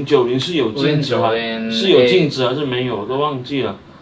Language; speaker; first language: Chinese; native; Chinese